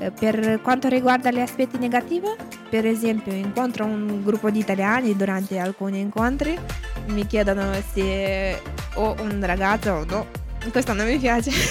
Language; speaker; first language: Italian; non-native, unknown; Romanian